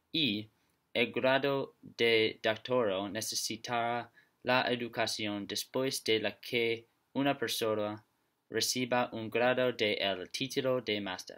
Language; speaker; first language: Spanish; non-native, learner; English